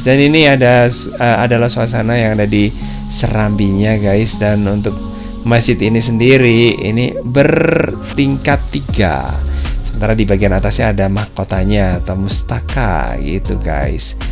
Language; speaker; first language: Indonesian; native; Indonesian